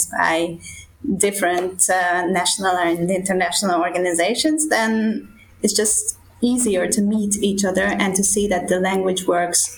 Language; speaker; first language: English; non-native, fluent; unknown